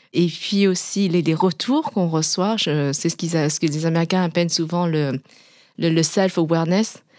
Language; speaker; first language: French; early bilingual, other home language; Vietnamese